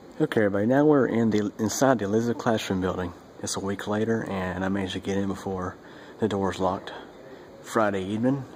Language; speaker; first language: English; native; English